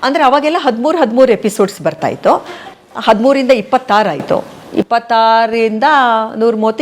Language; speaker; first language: Kannada; native; Kannada